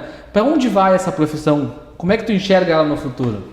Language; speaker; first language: Portuguese; native; Portuguese